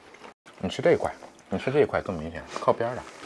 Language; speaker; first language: Chinese; native; Chinese